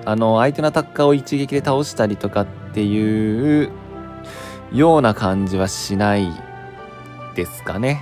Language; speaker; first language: Japanese; native; Japanese